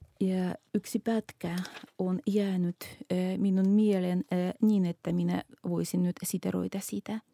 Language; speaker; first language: Finnish; non-native, fluent; Russian